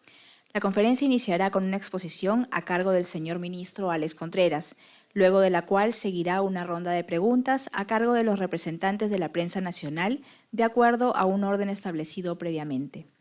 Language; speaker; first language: Spanish; native; Spanish